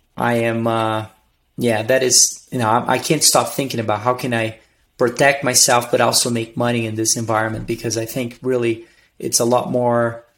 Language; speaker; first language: English; non-native, fluent; Portuguese